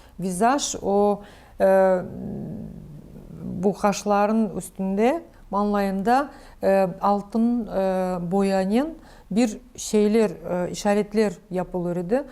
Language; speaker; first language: Turkish; non-native, learner; Crimean Tatar